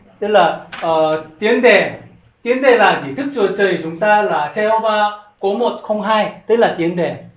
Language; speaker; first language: Vietnamese; non-native, learner; Korean